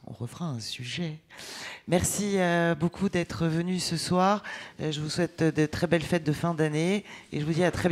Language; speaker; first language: French; native; French